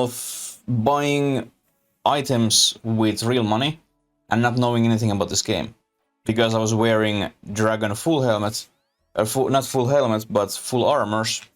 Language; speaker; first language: English; non-native, learner; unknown